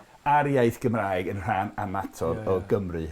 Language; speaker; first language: Welsh; non-native, fluent; English